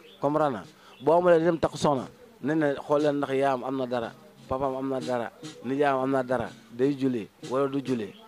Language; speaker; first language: Wolof; native; Wolof